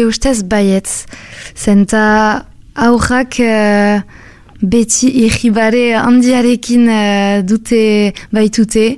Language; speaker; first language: Basque; non-native, local second language; French